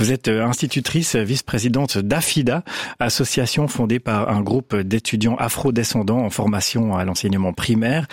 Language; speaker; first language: French; native; French